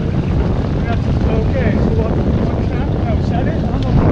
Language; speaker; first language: English; native; English